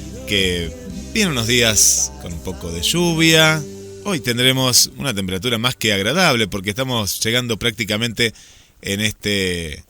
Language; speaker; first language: Spanish; native; Spanish